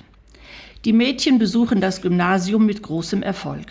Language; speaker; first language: German; native; German